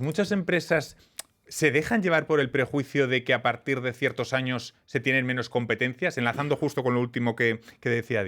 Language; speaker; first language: Spanish; native; Spanish